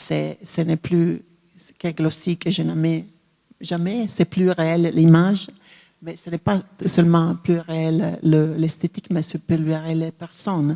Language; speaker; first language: French; non-native, fluent; Italian